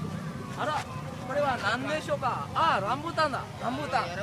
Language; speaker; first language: Japanese; non-native, learner; Indonesian